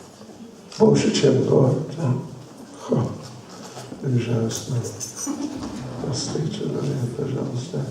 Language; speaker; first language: Russian; non-native, learner; English